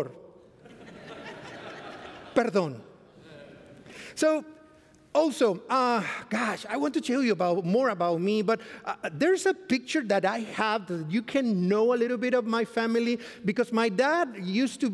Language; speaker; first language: English; non-native, fluent; Spanish